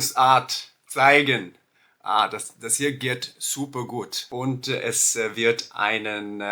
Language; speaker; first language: German; non-native, learner; Norwegian